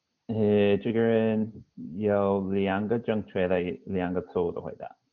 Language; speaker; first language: Chinese; non-native, fluent; English